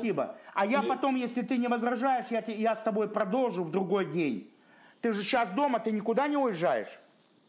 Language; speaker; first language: Russian; native; Russian